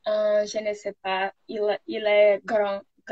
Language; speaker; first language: French; non-native, learner; Portuguese